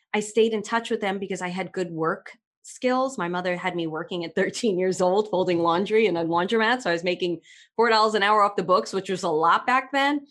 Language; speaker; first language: English; native; English